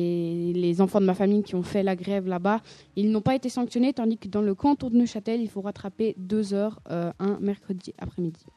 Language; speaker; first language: French; native; French